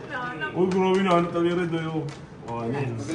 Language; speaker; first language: Filipino; native; Filipino